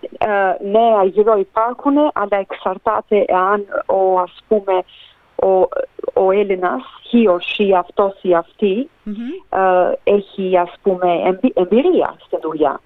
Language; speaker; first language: Greek; early bilingual, heritage; Greek